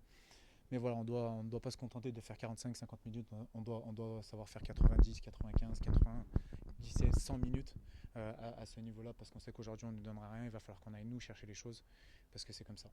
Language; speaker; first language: French; native; French